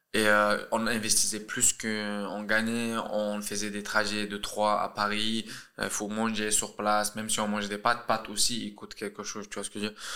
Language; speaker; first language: French; early bilingual, other home language; Russian